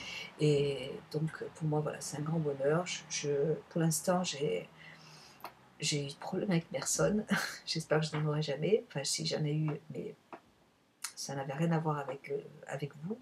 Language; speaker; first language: French; native; French